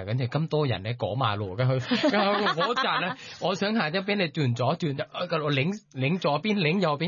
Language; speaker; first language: Cantonese; non-native, learner; Thai